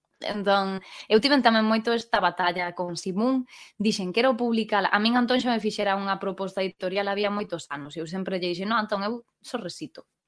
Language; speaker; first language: Galician; non-native, local second language; Spanish